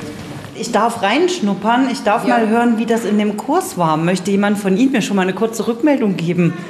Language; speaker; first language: German; native; German